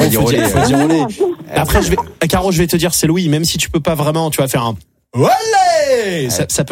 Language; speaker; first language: French; native; French